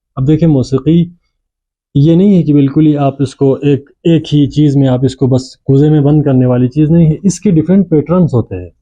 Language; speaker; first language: Urdu; non-native, local second language; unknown